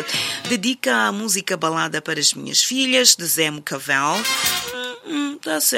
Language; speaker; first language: Portuguese; native; Portuguese